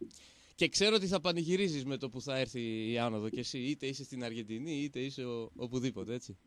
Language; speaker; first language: Greek; native; Greek